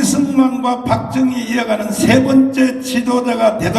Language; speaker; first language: Korean; native; Korean